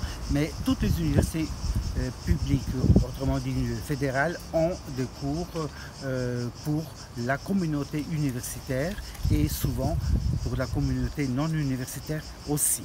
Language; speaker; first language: French; non-native, fluent; Portuguese